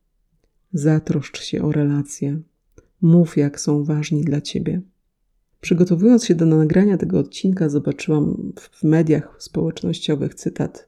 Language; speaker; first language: Polish; native; Polish